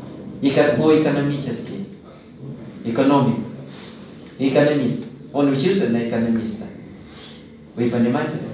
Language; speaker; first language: Russian; non-native, learner; Thai